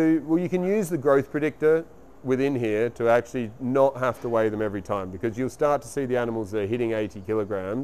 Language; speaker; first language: English; native; English